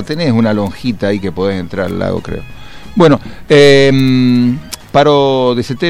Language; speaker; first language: Spanish; native; Spanish